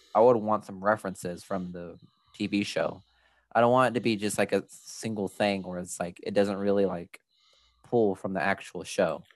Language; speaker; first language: English; early bilingual, other home language; Spanish